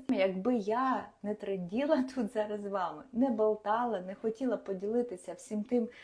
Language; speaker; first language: Ukrainian; non-native, local second language; Russian